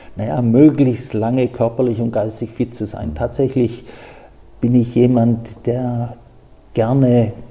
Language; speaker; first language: German; native; German